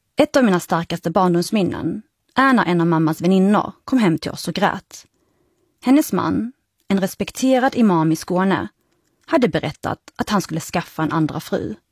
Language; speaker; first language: Swedish; early bilingual, other home language; Arabic